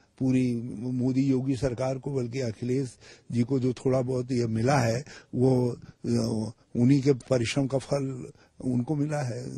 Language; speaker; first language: Hindi; native; Hindi